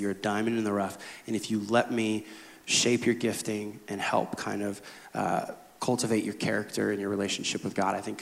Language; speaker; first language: English; native; English